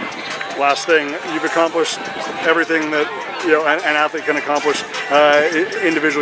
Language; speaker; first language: English; native; English